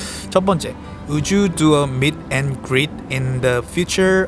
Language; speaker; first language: English; non-native, fluent; Korean